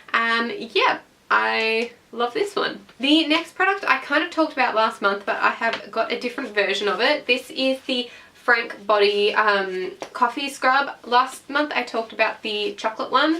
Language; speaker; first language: English; native; English